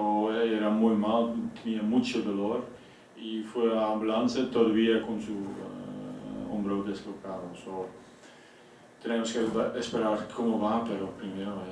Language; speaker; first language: Spanish; non-native, fluent; Dutch